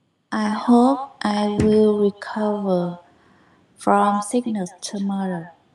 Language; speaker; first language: English; non-native, learner; Vietnamese